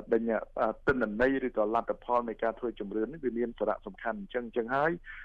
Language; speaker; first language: Khmer; native; Khmer